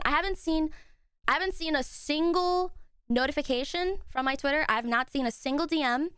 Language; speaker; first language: English; native; English